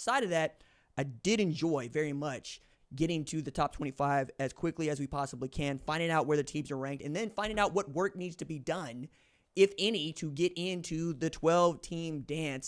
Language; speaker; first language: English; native; English